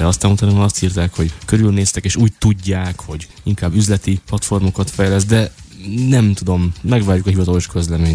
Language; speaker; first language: Hungarian; native; Hungarian